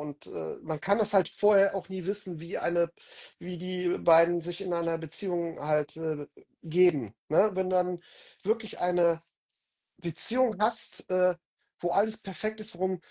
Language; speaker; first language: German; native; German